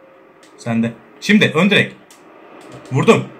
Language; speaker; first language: Turkish; native; Turkish